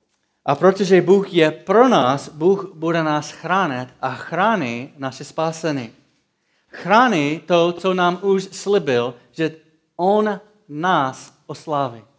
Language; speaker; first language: Czech; non-native, fluent; English